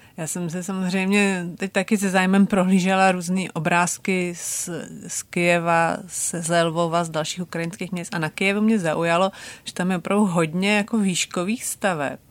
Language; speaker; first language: Czech; native; Czech